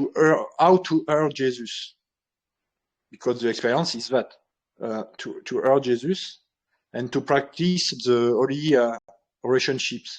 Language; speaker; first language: English; non-native, learner; French